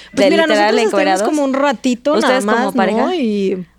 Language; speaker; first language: Spanish; non-native, fluent; Russian